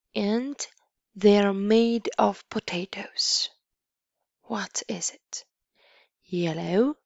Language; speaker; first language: English; non-native, fluent; Polish